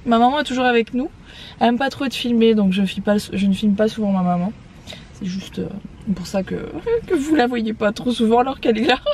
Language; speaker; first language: French; native; French